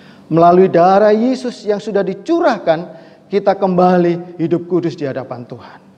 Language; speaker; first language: Indonesian; native; Indonesian